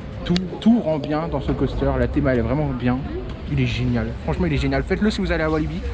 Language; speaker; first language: French; native; French